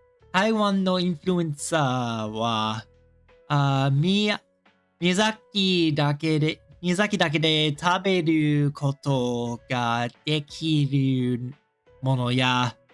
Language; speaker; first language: Japanese; non-native, learner; English